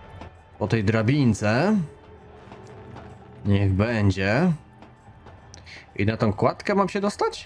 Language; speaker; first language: Polish; native; Polish